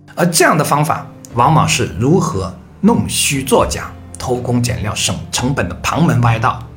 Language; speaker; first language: Chinese; native; Chinese